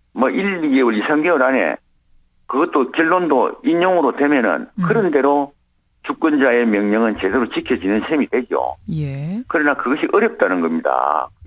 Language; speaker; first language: Korean; native; Korean